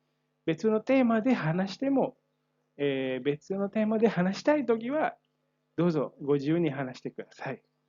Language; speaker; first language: Japanese; non-native, fluent; Indonesian